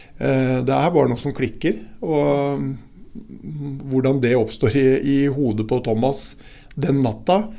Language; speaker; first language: Norwegian; native; Norwegian